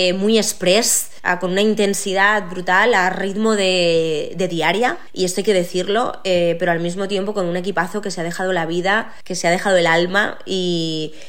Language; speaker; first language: Spanish; native; Spanish